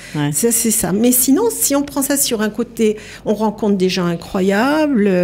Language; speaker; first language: French; native; French